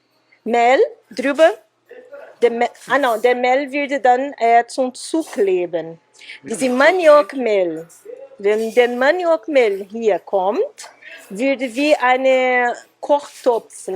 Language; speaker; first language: German; non-native, fluent; Portuguese